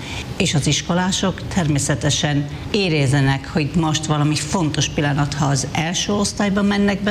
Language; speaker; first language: Hungarian; non-native, fluent; Hebrew